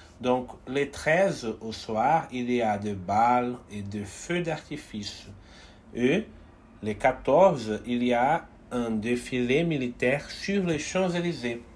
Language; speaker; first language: French; non-native, fluent; Portuguese